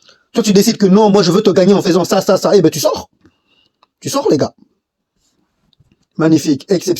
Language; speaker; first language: French; native; French